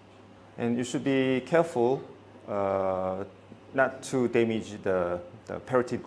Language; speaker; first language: English; non-native, fluent; Korean